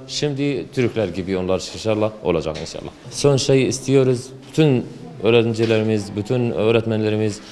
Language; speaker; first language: Turkish; non-native, learner; Arabic